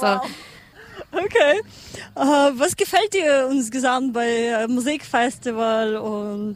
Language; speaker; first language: German; non-native, learner; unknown